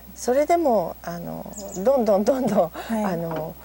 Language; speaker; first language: Japanese; native; Japanese